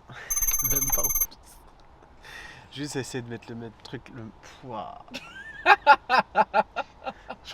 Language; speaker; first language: French; native; French